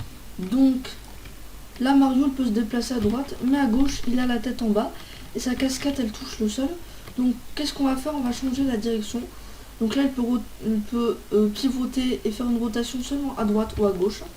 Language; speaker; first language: French; native; French